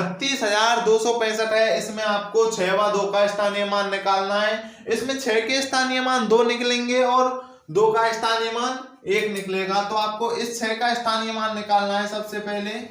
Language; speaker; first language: Hindi; native; Hindi